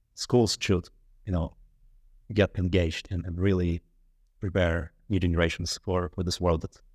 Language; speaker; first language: English; non-native, fluent; Russian